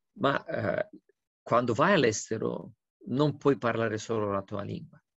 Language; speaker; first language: Italian; non-native, fluent; Romanian